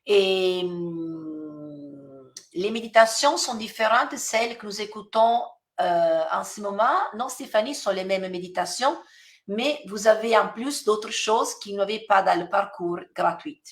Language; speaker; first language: French; non-native, fluent; Italian